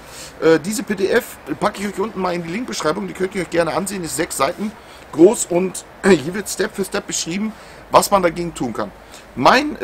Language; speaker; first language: German; native; German